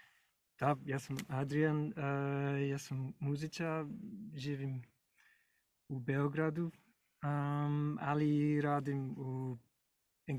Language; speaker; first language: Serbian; non-native, learner; English